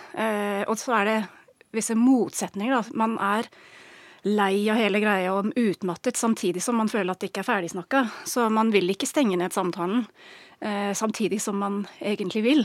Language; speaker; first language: Norwegian; non-native, fluent; English